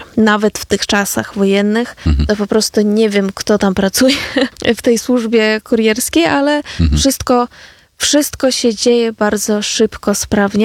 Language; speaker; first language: Polish; non-native, fluent; Ukrainian